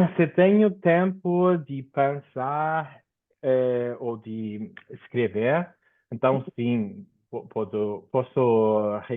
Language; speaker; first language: Portuguese; non-native, fluent; Spanish